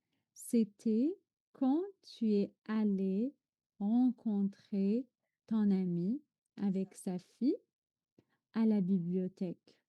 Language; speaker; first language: French; non-native, fluent; Arabic